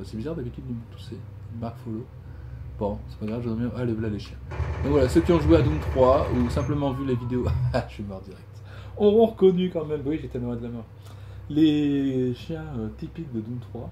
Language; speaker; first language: French; native; French